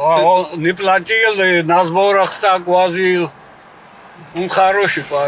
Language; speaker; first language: Russian; non-native, learner; Georgian